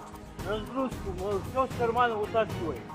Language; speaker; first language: Russian; native; Russian